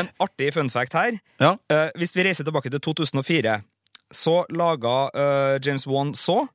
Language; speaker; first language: Norwegian; native; Norwegian